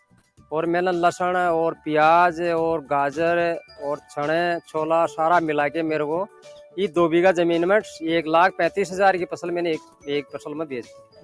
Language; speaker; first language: Hindi; non-native, local second language; Rajasthani